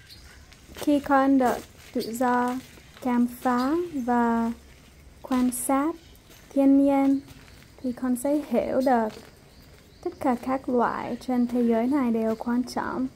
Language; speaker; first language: Vietnamese; non-native, fluent; English